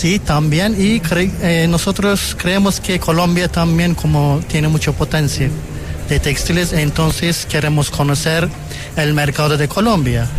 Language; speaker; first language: Spanish; non-native, fluent; Turkish